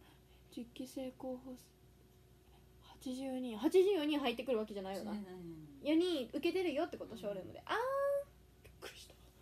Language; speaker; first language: Japanese; native; Japanese